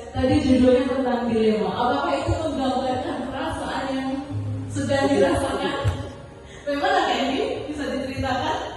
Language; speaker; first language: Indonesian; native; Indonesian